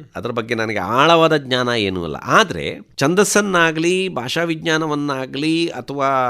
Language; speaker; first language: Kannada; non-native, local second language; Tulu